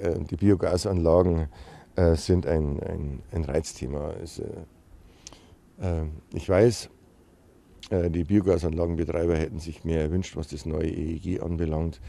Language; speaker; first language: German; native; German